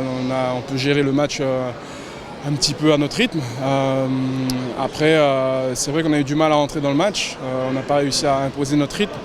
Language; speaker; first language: French; native; French